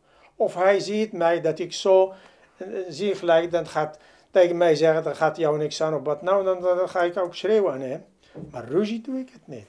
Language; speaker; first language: Dutch; non-native, learner; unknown